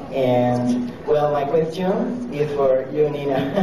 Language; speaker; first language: English; non-native, learner; Spanish